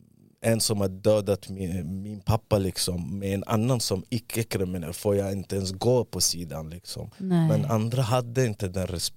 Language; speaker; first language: Swedish; early bilingual, other home language; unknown